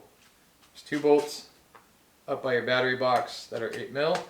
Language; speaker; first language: English; native; English